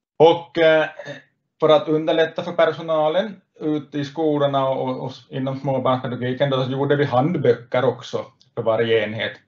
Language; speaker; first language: Swedish; native; Swedish